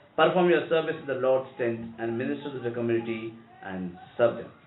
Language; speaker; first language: English; non-native, local second language; Telugu